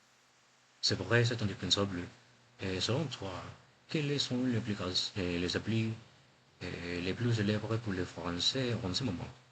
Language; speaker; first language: French; non-native, learner; Spanish